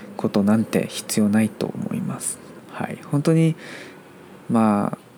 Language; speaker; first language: Japanese; non-native, fluent; Chinese